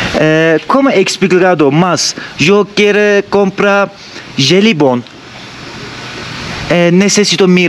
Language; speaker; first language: Spanish; non-native, learner; Turkish